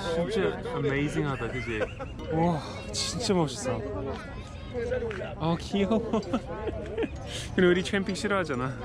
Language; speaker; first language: Korean; early bilingual, other home language; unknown